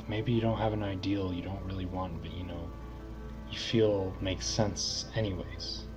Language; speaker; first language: English; native; English